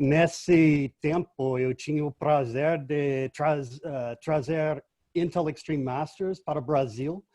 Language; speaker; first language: Portuguese; non-native, fluent; English